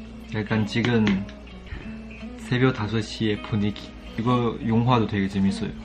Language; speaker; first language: Korean; non-native, fluent; Chinese